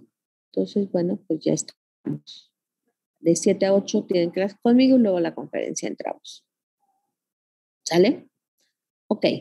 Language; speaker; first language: Spanish; native; Spanish